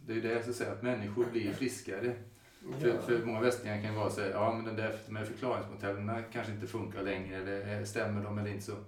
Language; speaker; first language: Swedish; native; Swedish